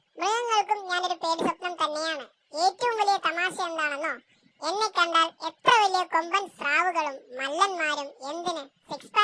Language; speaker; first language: Malayalam; native; Malayalam